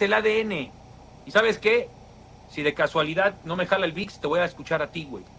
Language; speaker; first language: Spanish; native; Spanish